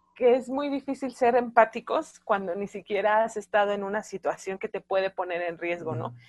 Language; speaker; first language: Spanish; native; Spanish